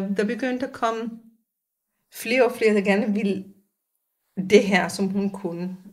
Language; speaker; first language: Danish; non-native, fluent; Hebrew